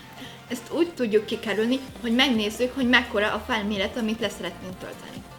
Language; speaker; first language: Hungarian; native; Hungarian